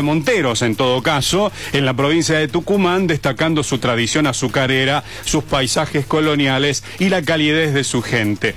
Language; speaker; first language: Spanish; native; Spanish